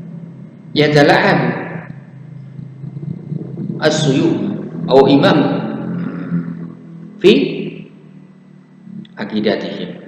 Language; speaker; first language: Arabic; non-native, fluent; Indonesian